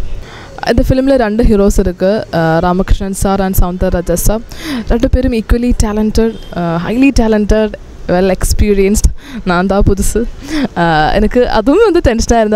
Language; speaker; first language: Tamil; non-native, learner; Malayalam